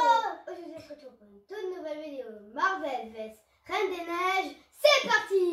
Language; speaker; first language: French; native; French